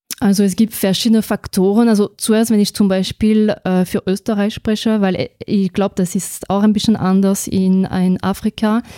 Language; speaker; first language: German; non-native, fluent; French